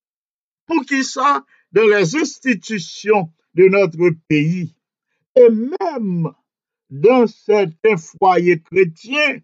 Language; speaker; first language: French; non-native, local second language; Haitian Creole